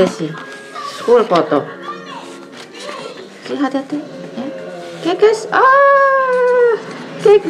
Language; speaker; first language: Dutch; non-native, learner; Indonesian